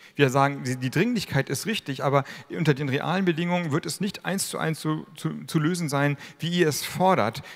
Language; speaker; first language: German; native; German